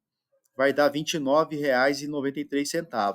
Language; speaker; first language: Portuguese; native; Portuguese